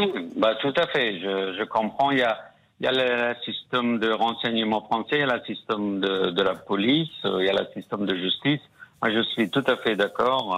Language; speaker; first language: French; non-native, fluent; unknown